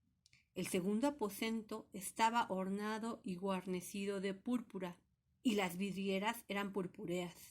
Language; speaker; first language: Spanish; native; Spanish